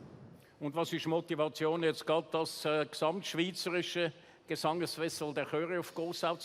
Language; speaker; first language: German; native; German